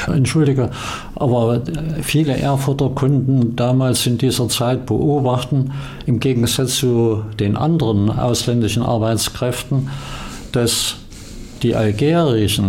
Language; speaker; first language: German; native; German